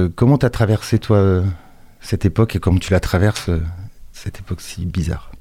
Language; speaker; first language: French; native; French